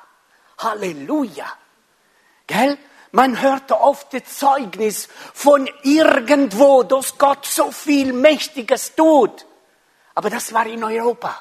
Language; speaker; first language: German; non-native, fluent; Italian